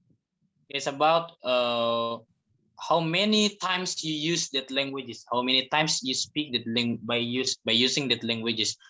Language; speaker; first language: English; non-native, fluent; Indonesian